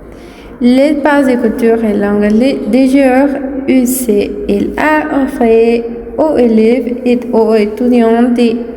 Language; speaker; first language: French; non-native, learner; Spanish